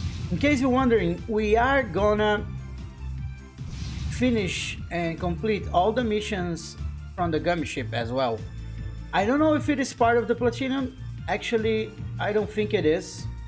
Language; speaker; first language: English; non-native, fluent; Portuguese